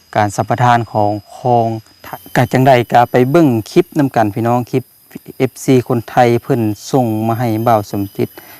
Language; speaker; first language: Thai; native; Thai